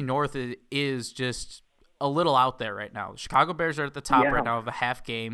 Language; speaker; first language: English; native; English